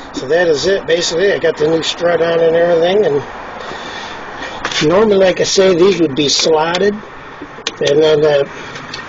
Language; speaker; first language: English; native; English